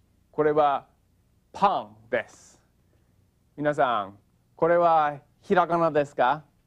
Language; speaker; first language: Japanese; non-native, fluent; English